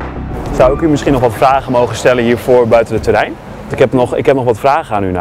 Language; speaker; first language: Dutch; native; Dutch